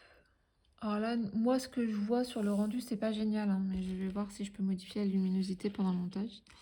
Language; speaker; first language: French; native; French